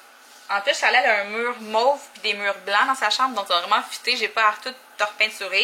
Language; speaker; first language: French; native; French